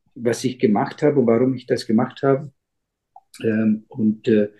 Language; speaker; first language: German; non-native, fluent; Icelandic